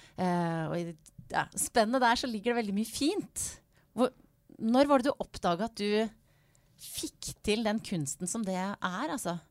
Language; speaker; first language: Norwegian; native; Norwegian